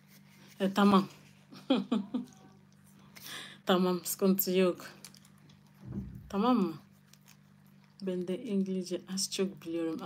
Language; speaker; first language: Turkish; non-native, learner; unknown